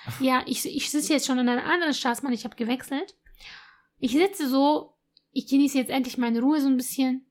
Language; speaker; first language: German; early bilingual, other home language; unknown